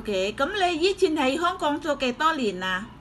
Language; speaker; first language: Cantonese; native; Cantonese